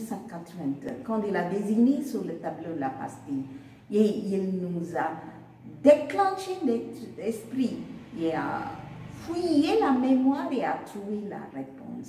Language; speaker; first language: French; non-native, fluent; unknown